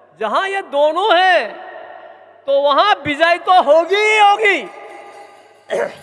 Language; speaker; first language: Hindi; non-native, local second language; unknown